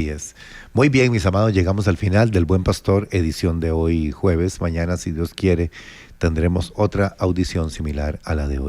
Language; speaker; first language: Spanish; native; Spanish